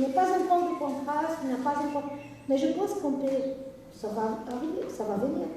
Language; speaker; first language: French; non-native, fluent; Portuguese